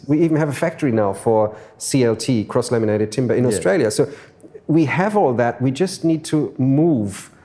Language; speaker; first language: English; non-native, fluent; German